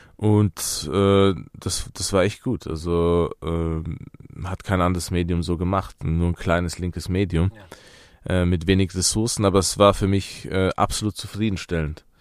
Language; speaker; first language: German; early bilingual, other home language; Persian